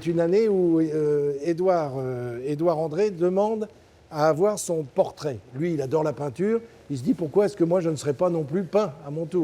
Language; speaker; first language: French; native; French